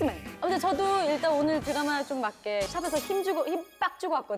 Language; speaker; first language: Korean; native; Korean